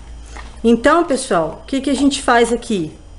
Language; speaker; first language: Portuguese; native; Portuguese